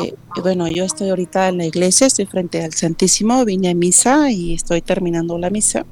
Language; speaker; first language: Spanish; native; Spanish